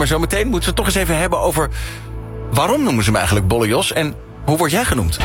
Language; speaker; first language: Dutch; native; Dutch